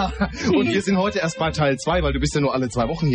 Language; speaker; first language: German; native; German